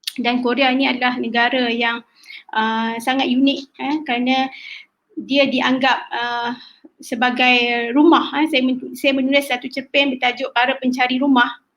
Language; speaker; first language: Malay; native; Malay